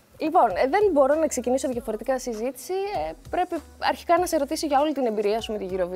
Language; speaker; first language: Greek; native; Greek